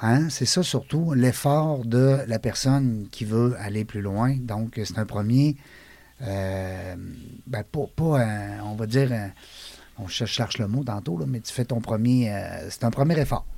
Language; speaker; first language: French; native; French